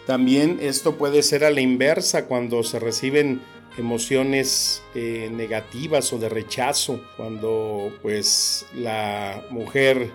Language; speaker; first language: Spanish; native; Spanish